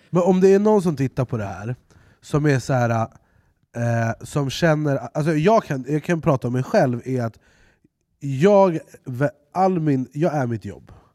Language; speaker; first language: Swedish; native; Swedish